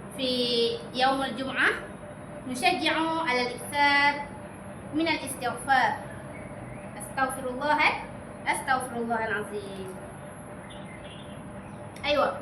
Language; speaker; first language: Arabic; non-native, learner; Malay